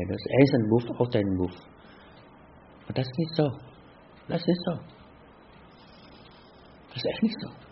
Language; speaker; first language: Dutch; non-native, fluent; Vietnamese